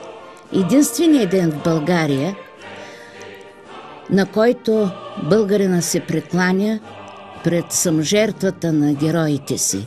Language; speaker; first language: Bulgarian; native; Bulgarian